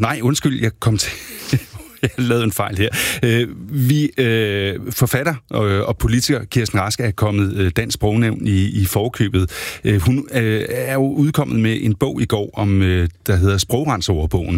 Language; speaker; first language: Danish; native; Danish